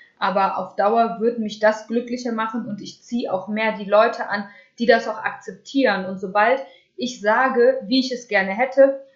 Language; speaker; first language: German; early bilingual, other home language; Russian